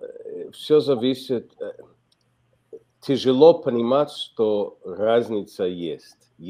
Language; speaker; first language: Russian; non-native, fluent; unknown